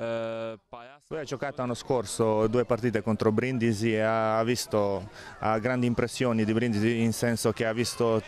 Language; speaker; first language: Italian; non-native, learner; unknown